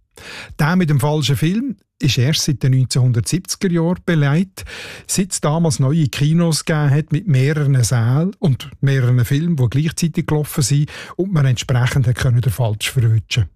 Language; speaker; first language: German; native; German